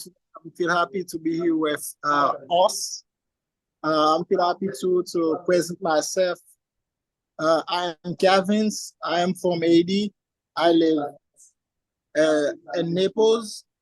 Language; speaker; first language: English; non-native, learner; Haitian Creole